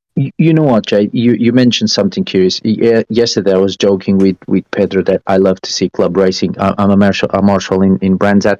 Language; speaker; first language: English; non-native, fluent; Portuguese